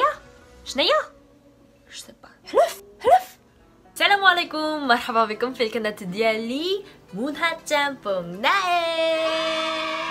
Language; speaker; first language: Arabic; non-native, learner; Korean